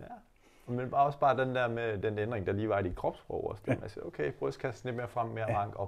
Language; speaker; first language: Danish; native; Danish